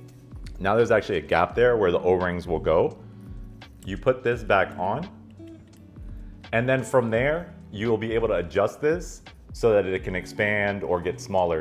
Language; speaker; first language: English; native; English